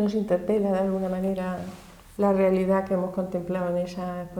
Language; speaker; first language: Spanish; native; Spanish